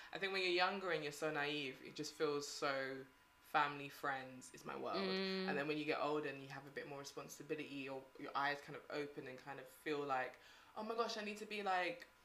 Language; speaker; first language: English; native; English